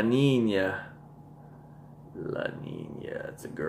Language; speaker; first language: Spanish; non-native, learner; English